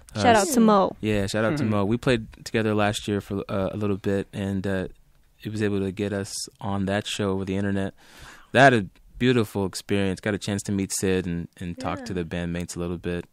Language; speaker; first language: English; native; English